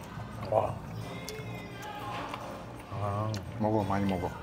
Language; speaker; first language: Korean; non-native, learner; Russian